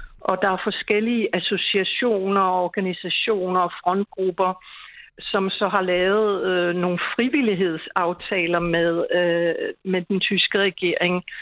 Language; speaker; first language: Danish; native; Danish